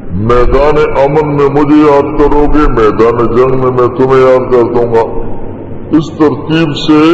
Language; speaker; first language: Urdu; non-native, local second language; Pashto